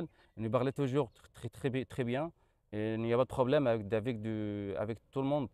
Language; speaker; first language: French; non-native, learner; Arabic